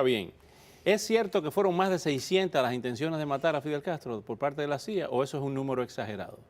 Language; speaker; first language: Spanish; native; Spanish